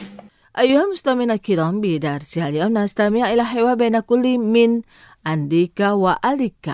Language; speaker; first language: Arabic; non-native, fluent; Indonesian